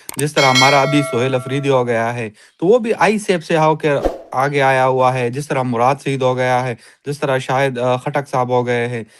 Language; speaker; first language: Urdu; non-native, local second language; Pashto